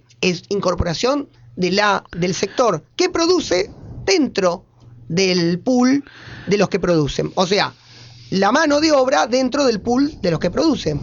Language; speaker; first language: Spanish; native; Spanish